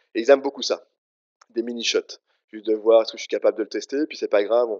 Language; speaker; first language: French; native; French